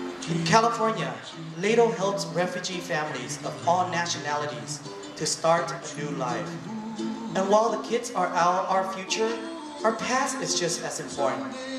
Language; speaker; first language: English; early bilingual, other home language; Vietnamese